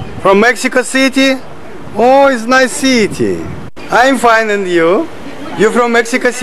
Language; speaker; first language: English; non-native, learner; Russian